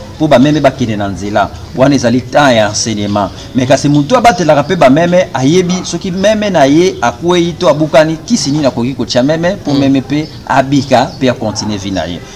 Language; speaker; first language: Lingala; non-native, local second language; Kongo